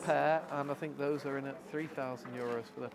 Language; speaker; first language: English; native; English